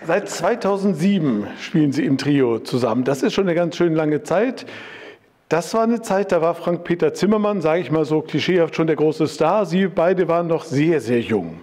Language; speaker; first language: German; native; German